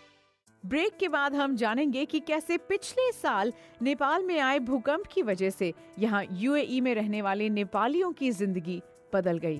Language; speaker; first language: Hindi; native; Hindi